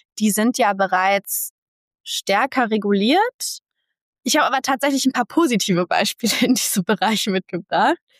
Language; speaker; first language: German; native; German